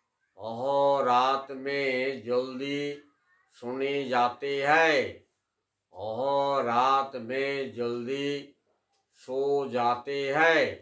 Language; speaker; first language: Hindi; non-native, local second language; Bangla